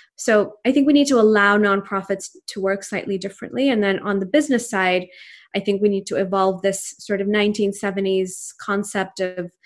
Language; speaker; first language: English; non-native, local second language; Urdu